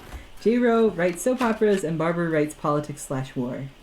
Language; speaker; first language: English; native; English